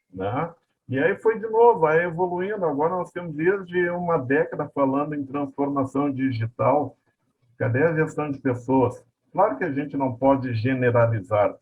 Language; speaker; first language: Portuguese; native; Portuguese